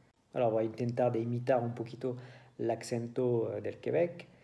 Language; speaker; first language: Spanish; non-native, learner; French